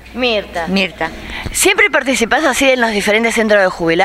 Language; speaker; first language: Spanish; native; Spanish